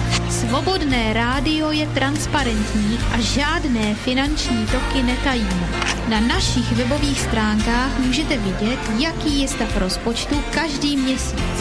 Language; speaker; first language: Czech; native; Czech